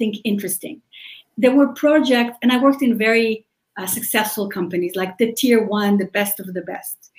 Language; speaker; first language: English; non-native, fluent; Hebrew